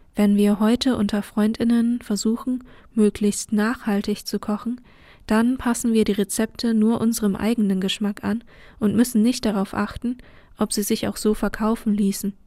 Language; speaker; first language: German; early bilingual, other home language; Vietnamese